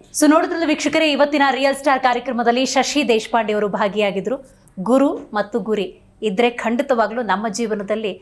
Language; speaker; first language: Kannada; native; Kannada